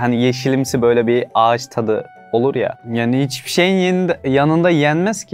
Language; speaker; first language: Turkish; non-native, fluent; Uzbek